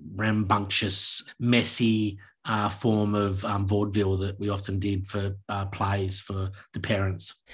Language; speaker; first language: English; native; English